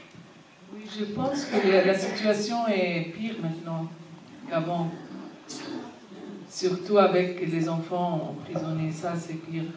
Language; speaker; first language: French; non-native, fluent; Arabic